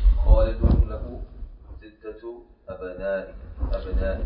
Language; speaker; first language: Arabic; non-native, learner; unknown